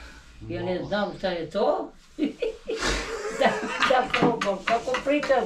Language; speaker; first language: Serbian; non-native, local second language; Albanian